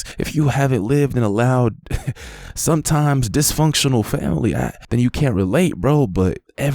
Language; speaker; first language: English; native; English